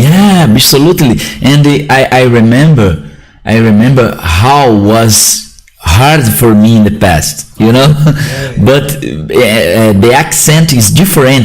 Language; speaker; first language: English; non-native, learner; Portuguese